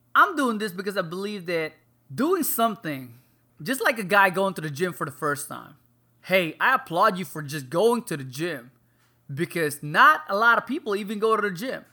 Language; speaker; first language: English; non-native, local second language; Filipino